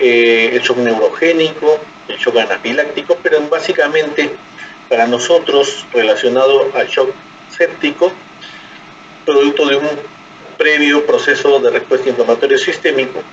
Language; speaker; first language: Spanish; native; Spanish